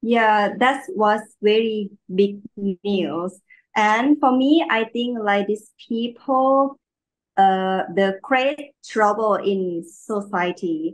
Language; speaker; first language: English; non-native, learner; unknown